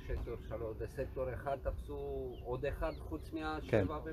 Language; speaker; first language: Hebrew; non-native, fluent; Romanian